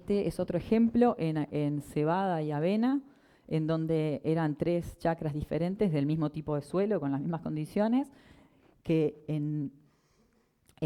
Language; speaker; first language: Spanish; native; Spanish